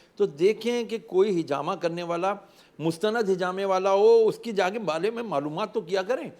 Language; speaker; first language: Urdu; native; Urdu